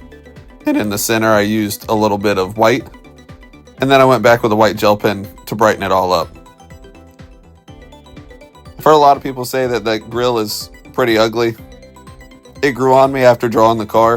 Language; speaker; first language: English; native; English